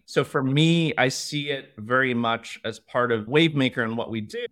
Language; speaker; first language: English; early bilingual, other home language; Chinese